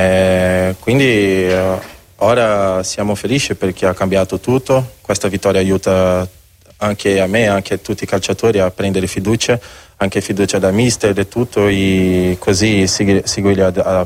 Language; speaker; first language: Italian; non-native, learner; Spanish